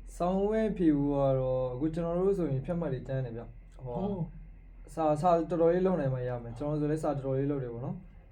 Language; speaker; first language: Burmese; native; Burmese